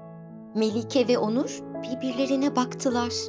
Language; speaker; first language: Turkish; native; Turkish